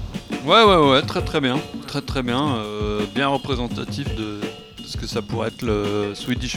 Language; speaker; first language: French; native; French